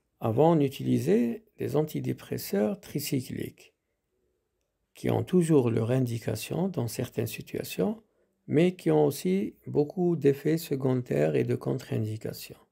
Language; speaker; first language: French; non-native, local second language; Arabic